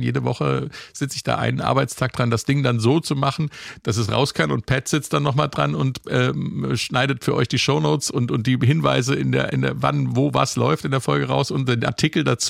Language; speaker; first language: German; native; German